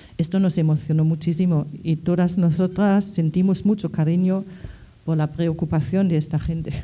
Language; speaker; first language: Spanish; non-native, fluent; German